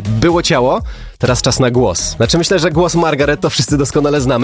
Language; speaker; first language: Polish; native; Polish